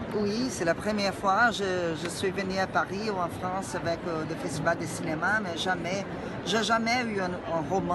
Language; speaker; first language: French; non-native, learner; Portuguese